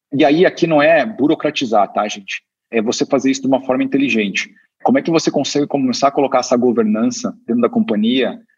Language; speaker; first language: Portuguese; native; Portuguese